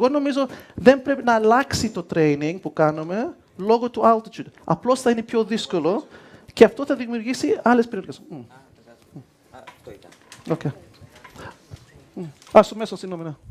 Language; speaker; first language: Greek; early bilingual, heritage; Greek